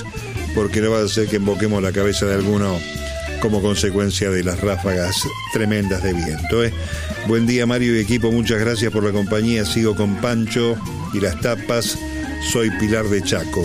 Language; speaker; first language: Spanish; native; Spanish